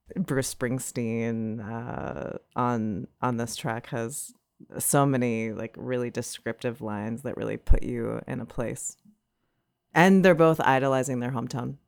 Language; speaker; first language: English; native; English